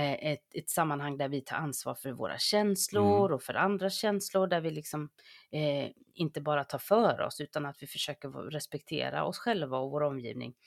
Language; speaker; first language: Swedish; native; Swedish